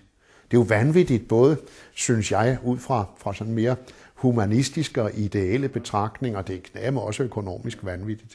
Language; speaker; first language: Danish; native; Danish